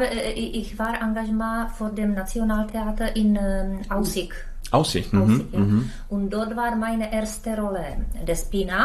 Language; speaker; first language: German; non-native, learner; Czech